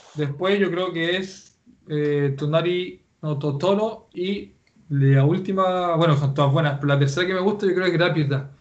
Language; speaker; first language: Spanish; native; Spanish